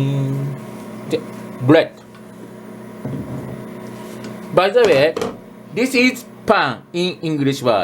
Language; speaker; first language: English; non-native, learner; Japanese